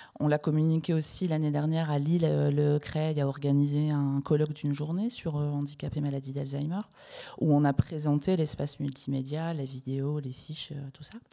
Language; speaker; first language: French; native; French